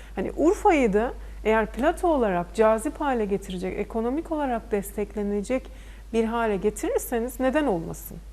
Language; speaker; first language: Turkish; native; Turkish